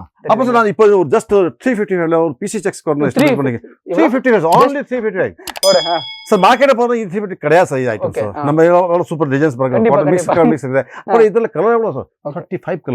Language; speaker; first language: Tamil; non-native, local second language; Kannada